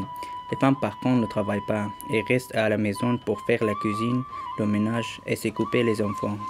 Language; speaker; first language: French; non-native, learner; Persian